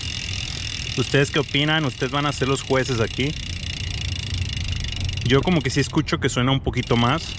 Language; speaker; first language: Spanish; native; Spanish